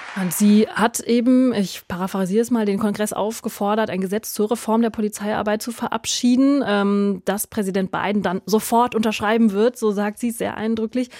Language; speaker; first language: German; native; German